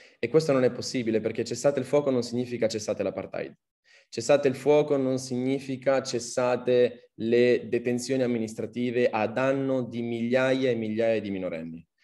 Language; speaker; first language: Italian; early bilingual, other home language; Arabic